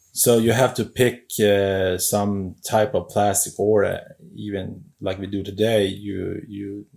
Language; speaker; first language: English; non-native, fluent; Swedish